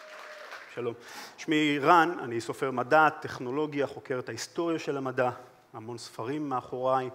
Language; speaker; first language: Hebrew; native; Hebrew